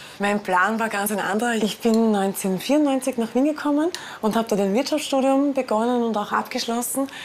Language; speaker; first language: German; native; German